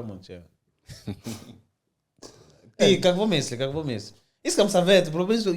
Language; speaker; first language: Bulgarian; non-native, learner; Portuguese